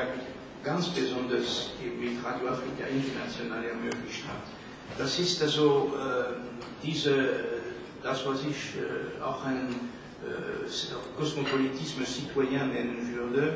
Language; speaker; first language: German; non-native, fluent; French